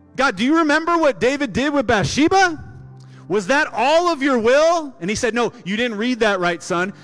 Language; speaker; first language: English; native; English